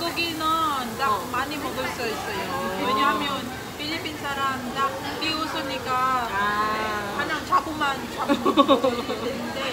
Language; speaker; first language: Korean; non-native, learner; Filipino